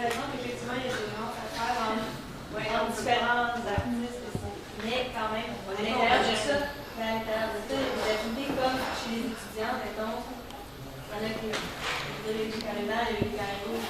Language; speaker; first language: French; native; French